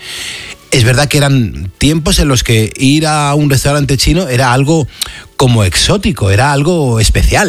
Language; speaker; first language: Spanish; native; Spanish